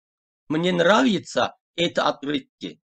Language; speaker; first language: Russian; non-native, fluent; Turkish